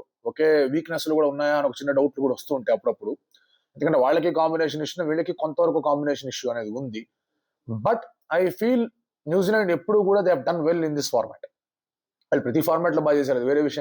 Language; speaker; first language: Telugu; native; Telugu